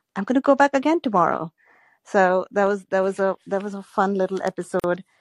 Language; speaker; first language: English; non-native, local second language; Gujarati